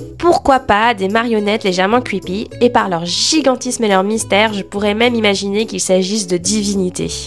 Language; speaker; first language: French; native; French